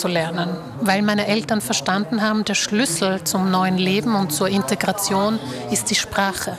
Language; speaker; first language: German; early bilingual, other home language; Slovak